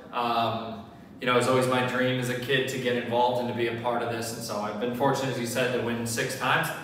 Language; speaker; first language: English; native; English